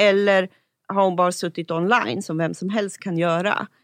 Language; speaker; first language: Swedish; native; Swedish